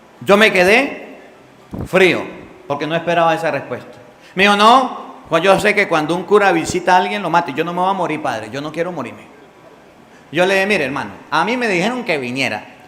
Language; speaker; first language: Spanish; native; Spanish